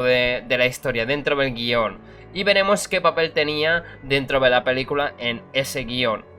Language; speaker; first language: Spanish; native; Spanish